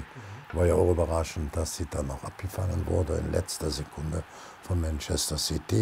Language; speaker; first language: German; native; German